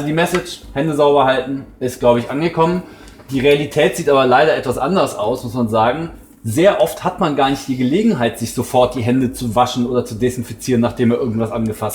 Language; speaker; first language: German; native; German